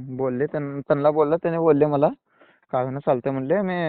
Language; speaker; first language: Marathi; native; Marathi